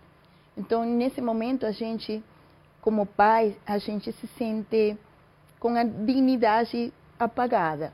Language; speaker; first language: Portuguese; non-native, fluent; Spanish